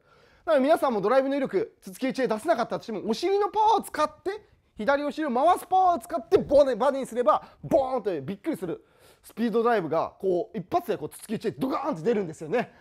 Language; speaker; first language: Japanese; native; Japanese